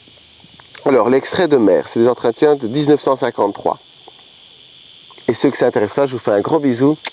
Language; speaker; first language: French; native; French